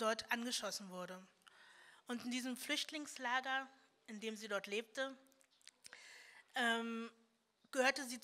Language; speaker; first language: German; early bilingual, other home language; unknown